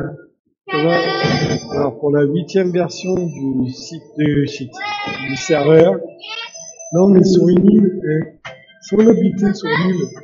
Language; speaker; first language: French; native; French